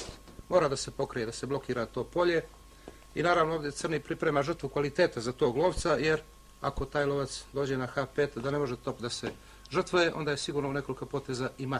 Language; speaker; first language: Bosnian; native; Bosnian